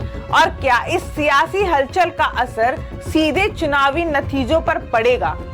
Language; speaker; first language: Hindi; native; Hindi